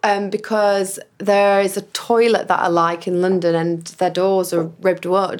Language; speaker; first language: English; native; English